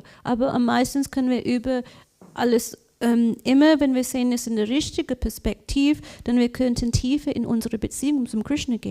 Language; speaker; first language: German; non-native, learner; English